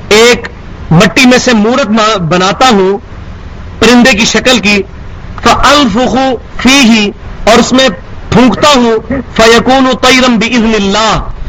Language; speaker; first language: Urdu; non-native, local second language; Punjabi